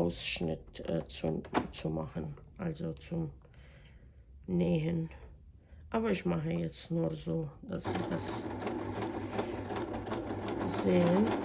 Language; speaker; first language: German; non-native, fluent; Croatian